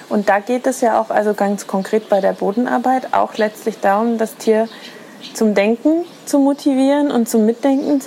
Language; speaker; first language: German; native; German